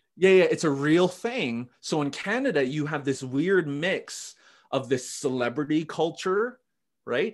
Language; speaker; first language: English; native; English